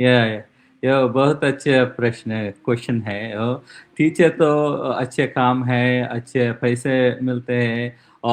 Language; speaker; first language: Hindi; non-native, local second language; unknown